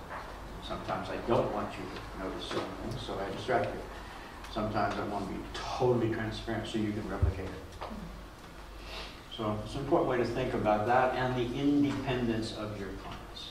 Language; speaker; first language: English; native; English